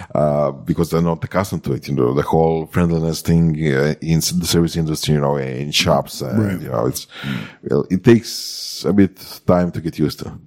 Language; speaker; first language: English; non-native, fluent; Croatian